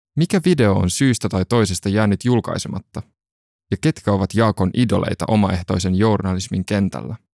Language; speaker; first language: Finnish; native; Finnish